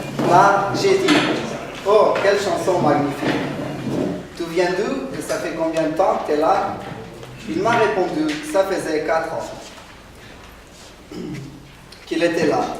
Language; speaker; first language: French; non-native, learner; Spanish